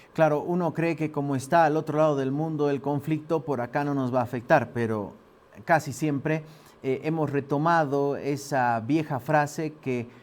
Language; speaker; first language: Spanish; native; Spanish